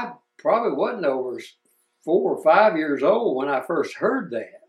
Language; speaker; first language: English; native; English